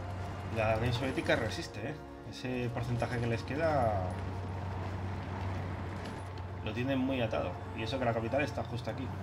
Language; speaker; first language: Spanish; native; Spanish